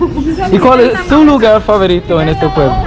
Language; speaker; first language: Spanish; non-native, learner; English